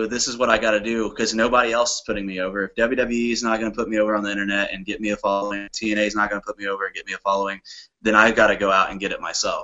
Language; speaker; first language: English; native; English